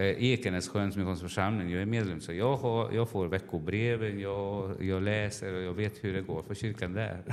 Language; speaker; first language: Swedish; non-native, fluent; Spanish